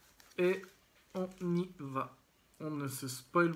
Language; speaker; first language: French; native; French